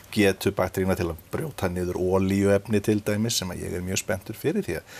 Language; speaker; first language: Icelandic; native; Icelandic